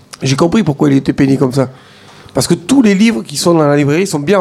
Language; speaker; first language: French; native; French